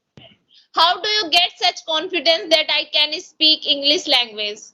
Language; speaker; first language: English; non-native, local second language; Hindi